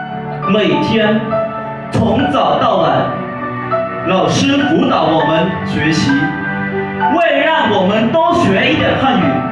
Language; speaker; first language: Chinese; non-native, learner; Lao